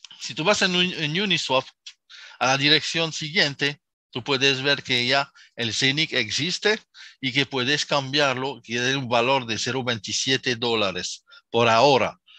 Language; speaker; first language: Spanish; non-native, fluent; Arabic